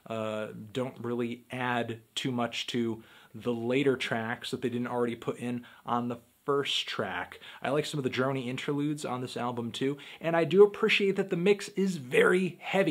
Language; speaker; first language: English; native; English